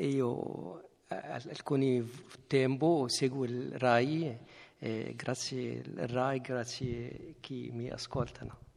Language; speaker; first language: Italian; non-native, learner; Arabic